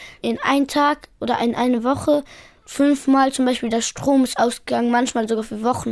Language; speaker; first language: German; early bilingual, other home language; Pashto